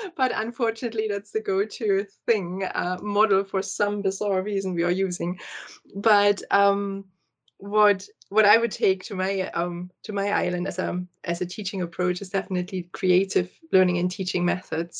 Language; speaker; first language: English; non-native, fluent; German